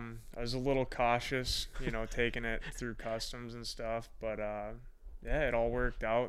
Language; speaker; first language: English; native; English